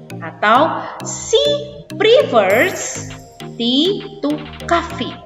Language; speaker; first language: English; non-native, fluent; Indonesian